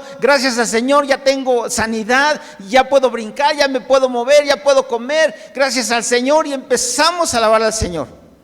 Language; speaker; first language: Spanish; native; Spanish